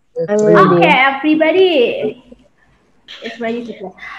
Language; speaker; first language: English; non-native, fluent; Indonesian